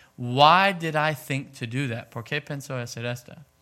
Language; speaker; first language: Spanish; non-native, fluent; English